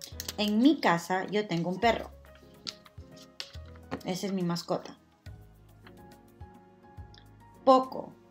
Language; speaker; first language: Spanish; early bilingual, heritage; Spanish